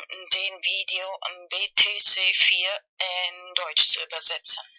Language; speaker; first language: German; non-native, fluent; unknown